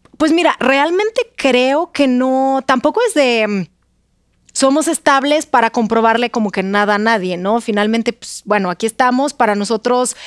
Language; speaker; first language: Spanish; non-native, fluent; Russian